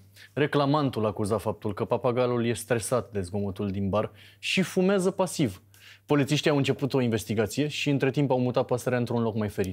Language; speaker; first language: Romanian; native; Romanian